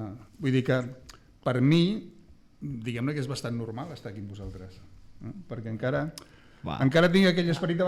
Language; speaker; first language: Catalan; native; Catalan